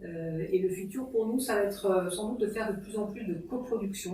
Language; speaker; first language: French; native; French